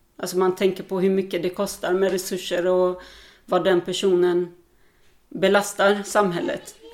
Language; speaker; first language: Swedish; early bilingual, other home language; Albanian